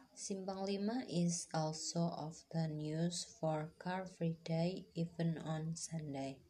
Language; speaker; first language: English; non-native, fluent; Indonesian